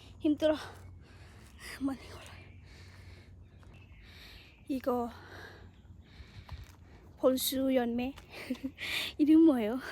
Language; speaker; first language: Korean; non-native, learner; Lao